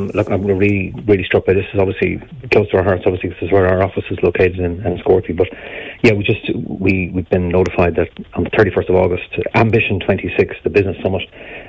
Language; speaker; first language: English; native; English